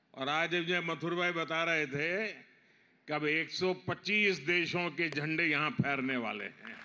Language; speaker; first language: Hindi; non-native, local second language; Gujarati